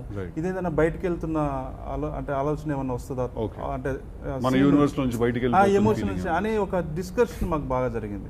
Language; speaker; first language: Telugu; native; Telugu